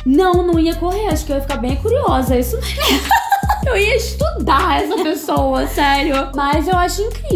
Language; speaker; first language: Portuguese; native; Portuguese